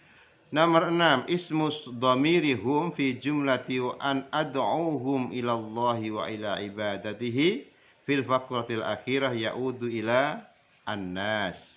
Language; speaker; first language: Arabic; non-native, fluent; Indonesian